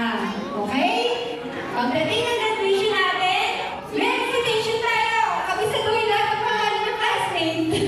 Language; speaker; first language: Filipino; native; Filipino